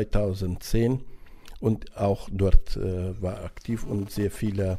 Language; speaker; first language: German; non-native, fluent; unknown